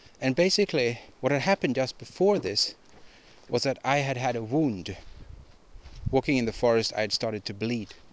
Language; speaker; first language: English; non-native, fluent; Swedish